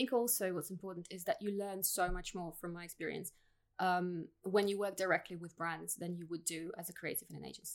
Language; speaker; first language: English; non-native, fluent; Russian